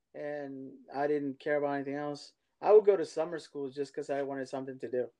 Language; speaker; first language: English; early bilingual, other home language; Spanish